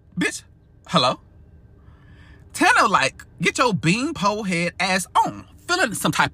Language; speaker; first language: English; native; English